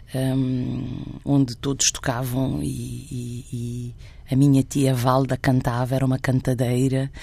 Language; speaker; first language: Portuguese; non-native, local second language; Kabuverdianu